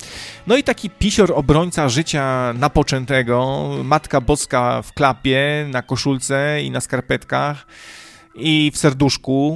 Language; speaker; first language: Polish; native; Polish